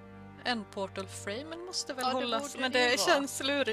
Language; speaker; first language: Swedish; native; Swedish